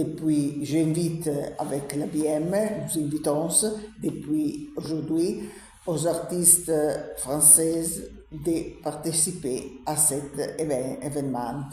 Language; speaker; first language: French; non-native, learner; Italian